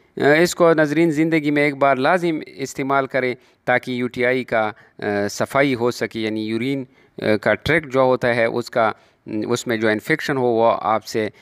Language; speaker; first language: Urdu; non-native, local second language; Pashto